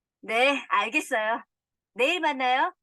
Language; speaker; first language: Korean; non-native, learner; Indonesian